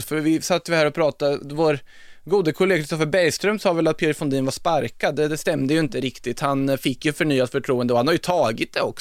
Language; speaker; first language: Swedish; native; Swedish